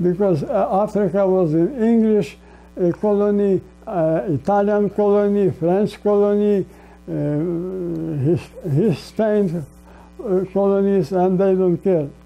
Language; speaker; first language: English; non-native, learner; Polish